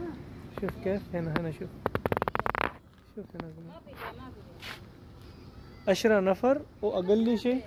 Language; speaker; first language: Arabic; non-native, learner; Urdu